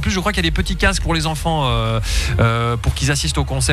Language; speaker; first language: French; native; French